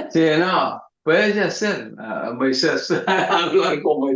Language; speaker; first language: Spanish; non-native, fluent; Portuguese